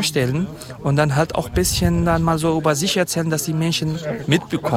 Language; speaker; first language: German; non-native, fluent; Kurdish